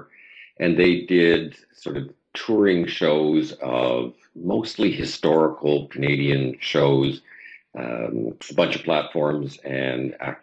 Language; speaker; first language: English; native; English